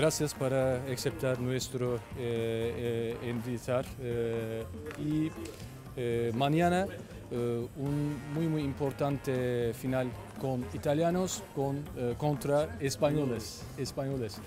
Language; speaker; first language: Spanish; non-native, learner; Turkish